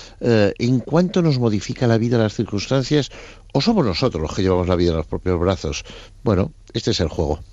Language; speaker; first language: Spanish; native; Spanish